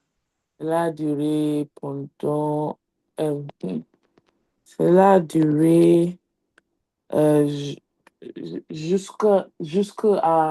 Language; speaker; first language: French; non-native, learner; English